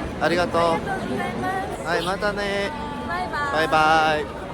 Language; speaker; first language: Japanese; non-native, learner; Korean